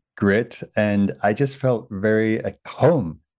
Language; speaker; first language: English; native; English